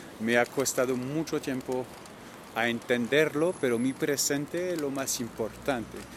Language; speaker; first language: Spanish; non-native, fluent; French